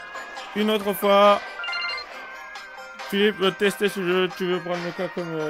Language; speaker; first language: French; native; French